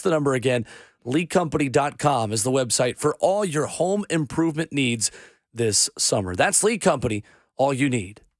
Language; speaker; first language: English; native; English